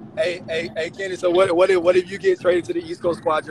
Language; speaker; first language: English; native; English